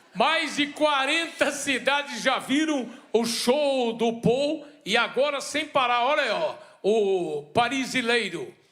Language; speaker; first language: Portuguese; native; Portuguese